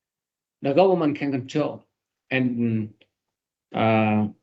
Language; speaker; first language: English; non-native, learner; Vietnamese